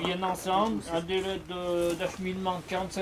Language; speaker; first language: French; native; French